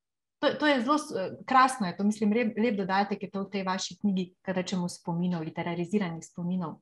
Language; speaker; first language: Slovenian; native; Slovenian